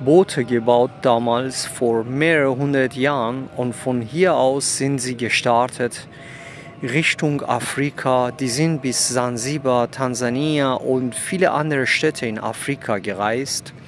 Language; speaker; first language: German; non-native, fluent; Persian